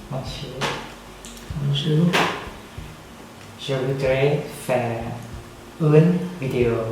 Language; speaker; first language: French; non-native, learner; Thai